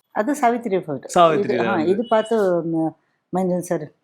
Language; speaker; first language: Tamil; non-native, fluent; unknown